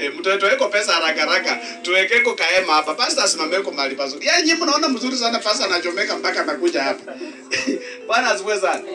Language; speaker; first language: Swahili; non-native, local second language; Luyia